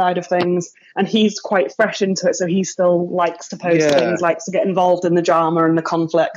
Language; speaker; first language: English; native; English